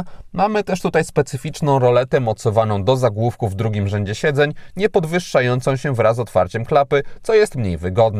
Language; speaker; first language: Polish; native; Polish